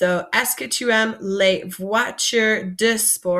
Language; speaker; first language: French; non-native, fluent; English